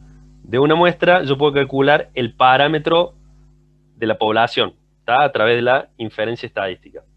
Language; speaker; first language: Spanish; native; Spanish